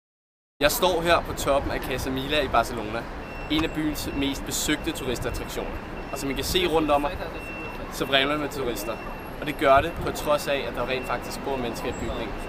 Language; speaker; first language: Danish; native; Danish